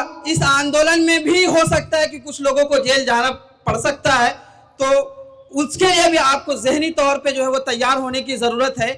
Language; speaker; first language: Hindi; native; Hindi